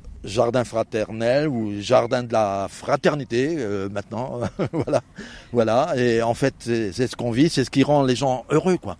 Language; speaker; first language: French; native; French